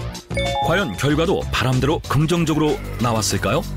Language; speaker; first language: Korean; native; Korean